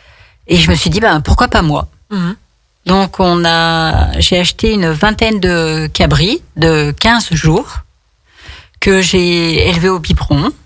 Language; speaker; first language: French; native; French